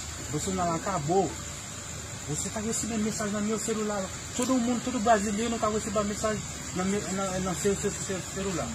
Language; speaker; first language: Portuguese; non-native, learner; Haitian Creole